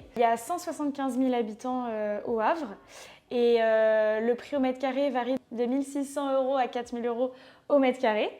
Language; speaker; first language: French; native; French